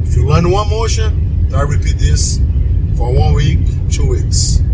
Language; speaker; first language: English; non-native, learner; Portuguese